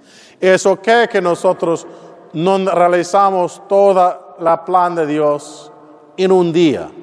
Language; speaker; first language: Spanish; non-native, fluent; English